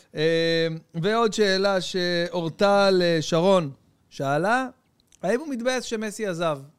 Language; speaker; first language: Hebrew; early bilingual, heritage; Dutch